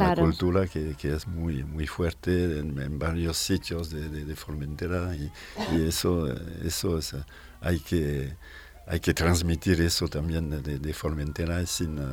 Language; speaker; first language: Spanish; non-native, fluent; French